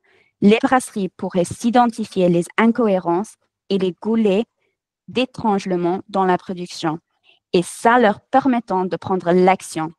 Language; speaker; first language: French; non-native, fluent; English